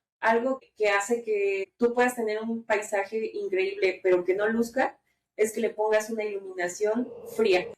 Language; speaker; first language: Spanish; native; Spanish